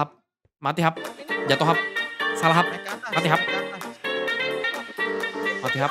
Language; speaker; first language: Indonesian; native; Indonesian